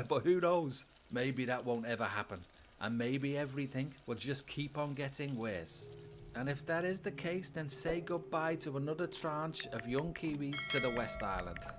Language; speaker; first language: English; native; English